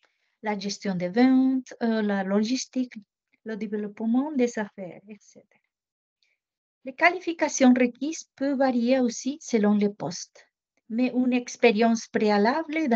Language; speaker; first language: French; non-native, fluent; Japanese